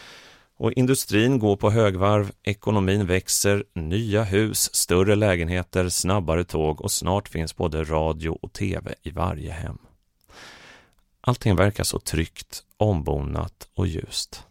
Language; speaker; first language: Swedish; native; Swedish